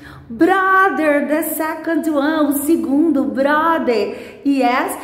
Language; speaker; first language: English; non-native, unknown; Portuguese